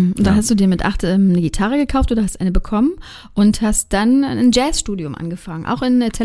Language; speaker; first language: German; native; German